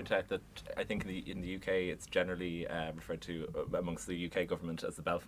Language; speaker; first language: English; native; English